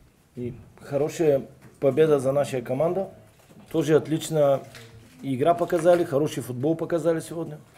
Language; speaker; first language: Russian; non-native, fluent; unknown